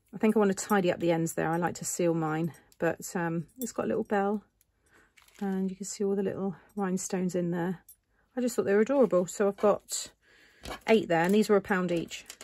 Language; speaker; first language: English; native; English